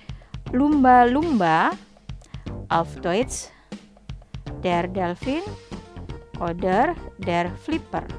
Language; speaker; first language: German; non-native, fluent; Indonesian